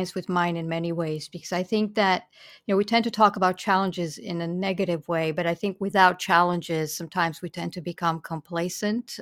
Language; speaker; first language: English; non-native, fluent; Romanian